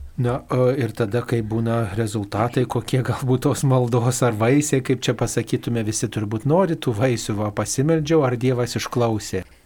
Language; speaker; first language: Lithuanian; native; Lithuanian